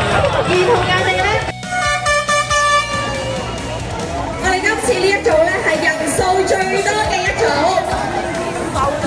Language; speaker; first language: Cantonese; native; Cantonese